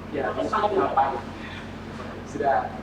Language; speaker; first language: Indonesian; non-native, fluent; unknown